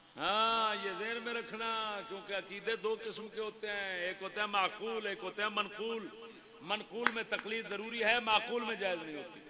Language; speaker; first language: Urdu; non-native, local second language; Punjabi